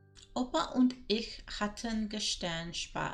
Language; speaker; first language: German; non-native, learner; Spanish